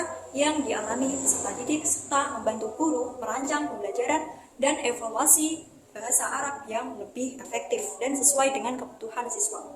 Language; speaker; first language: Indonesian; native; Indonesian